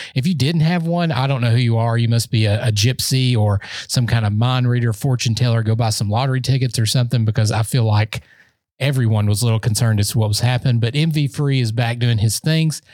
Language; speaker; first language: English; native; English